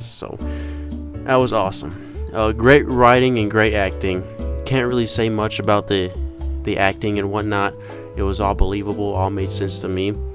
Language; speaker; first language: English; native; English